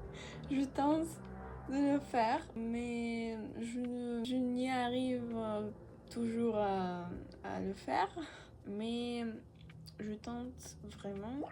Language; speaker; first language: French; non-native, learner; Russian